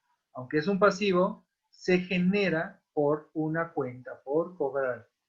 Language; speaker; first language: Spanish; native; Spanish